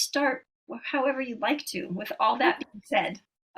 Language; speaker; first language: English; native; English